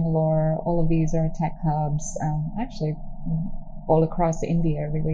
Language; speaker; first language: English; non-native, local second language; Tamil